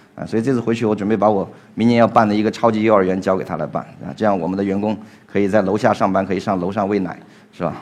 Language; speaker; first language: Chinese; native; Chinese